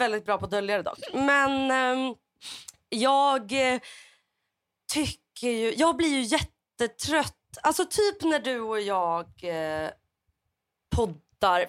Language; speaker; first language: Swedish; native; Swedish